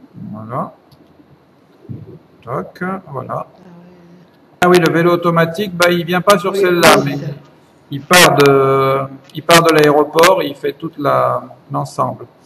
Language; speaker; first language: French; native; French